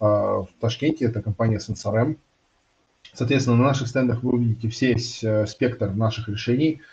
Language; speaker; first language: Russian; native; Russian